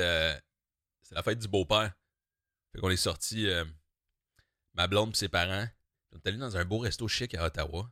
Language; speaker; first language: French; native; French